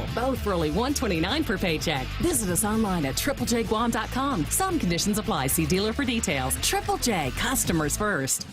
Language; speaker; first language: English; native; English